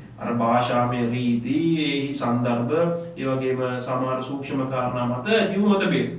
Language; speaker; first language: Sinhala; non-native, local second language; Tamil